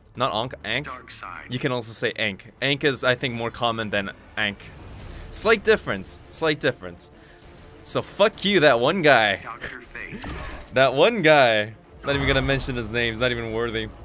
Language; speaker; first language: English; non-native, fluent; Korean